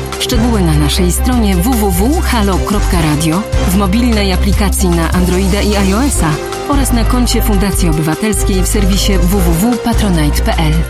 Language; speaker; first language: Polish; native; Polish